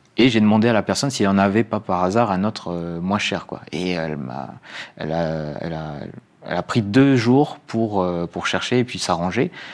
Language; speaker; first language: French; native; French